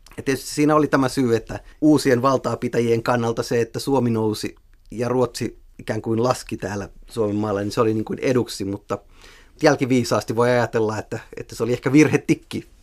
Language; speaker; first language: Finnish; native; Finnish